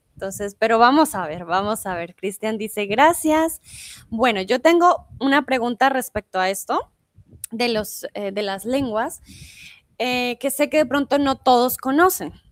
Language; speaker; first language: Spanish; native; Spanish